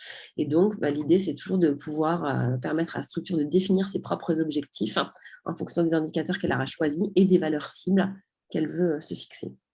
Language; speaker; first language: French; native; French